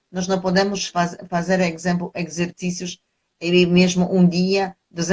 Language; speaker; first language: Portuguese; non-native, fluent; Polish